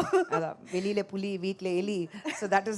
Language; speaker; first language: Telugu; non-native, local second language; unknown